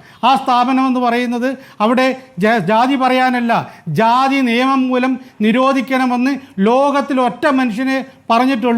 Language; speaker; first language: Malayalam; native; Malayalam